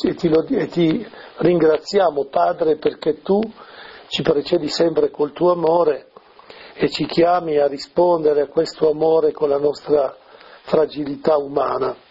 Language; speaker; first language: Italian; native; Italian